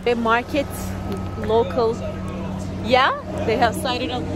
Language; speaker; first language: English; non-native, fluent; Turkish